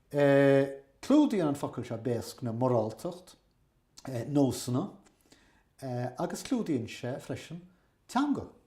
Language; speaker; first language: Irish; native; Irish